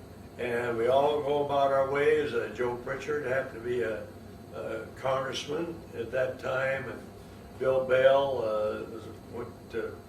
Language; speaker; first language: English; native; English